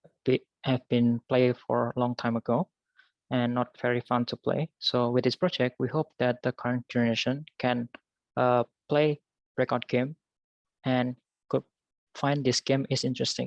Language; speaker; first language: English; non-native, learner; Indonesian